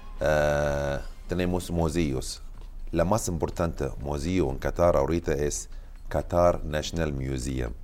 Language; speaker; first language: Spanish; non-native, learner; Arabic